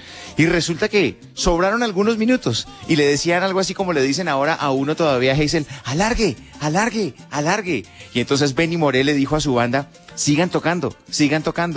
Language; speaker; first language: Spanish; native; Spanish